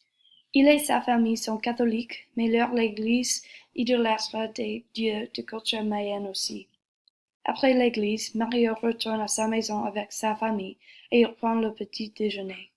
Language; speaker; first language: French; non-native, learner; English